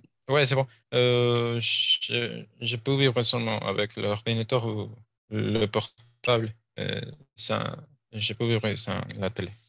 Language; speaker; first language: French; non-native, learner; Spanish